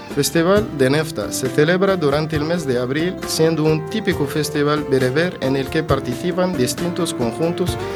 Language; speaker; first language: Spanish; non-native, fluent; Arabic